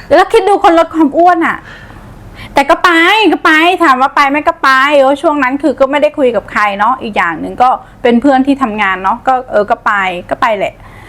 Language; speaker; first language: Thai; native; Thai